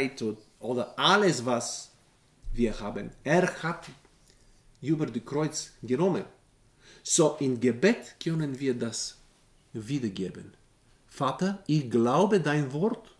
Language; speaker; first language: German; non-native, learner; Bulgarian